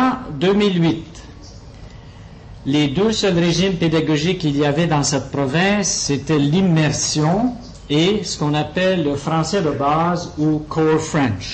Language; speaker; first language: French; native; French